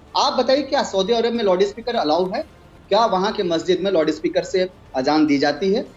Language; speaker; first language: Hindi; native; Hindi